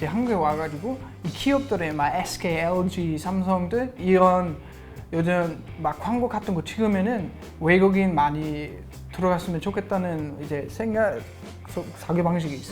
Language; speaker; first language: Korean; non-native, learner; German